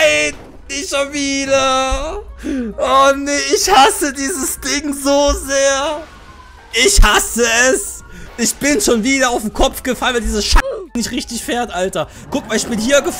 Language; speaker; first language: German; native; German